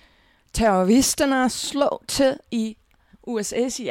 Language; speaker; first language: Danish; non-native, fluent; English